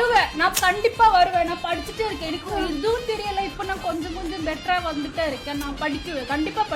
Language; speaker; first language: Tamil; non-native, local second language; Malayalam